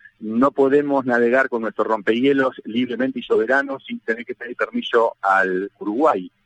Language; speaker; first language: Spanish; native; Spanish